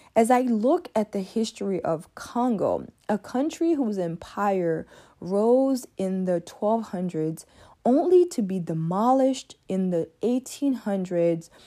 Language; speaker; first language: English; early bilingual, other home language; French